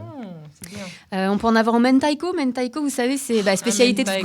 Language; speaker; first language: French; native; French